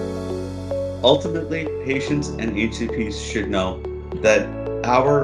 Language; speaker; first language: English; native; English